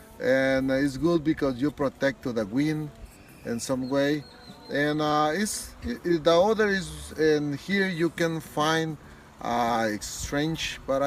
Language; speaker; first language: English; non-native, learner; Spanish